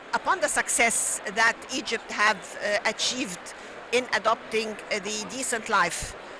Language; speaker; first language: English; non-native, fluent; Arabic